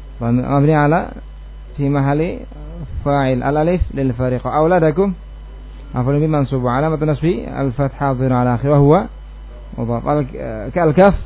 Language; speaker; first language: Arabic; non-native, fluent; Indonesian